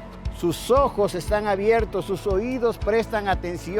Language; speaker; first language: Spanish; native; Spanish